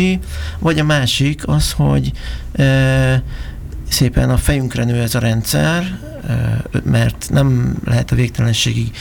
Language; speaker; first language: Hungarian; native; Hungarian